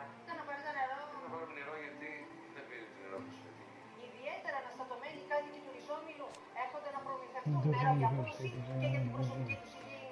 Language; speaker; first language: Greek; native; Greek